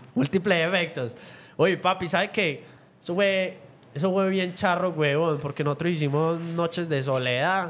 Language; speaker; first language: Spanish; native; Spanish